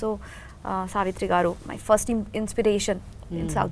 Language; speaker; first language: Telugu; non-native, learner; Bangla